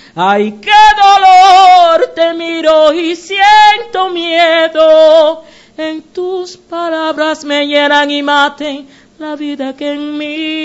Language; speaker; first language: Spanish; native; Spanish